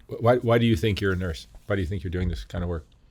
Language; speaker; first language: English; native; English